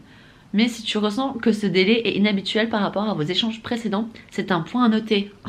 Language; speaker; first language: French; native; French